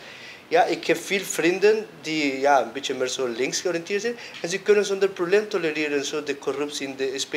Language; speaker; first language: Dutch; non-native, fluent; Spanish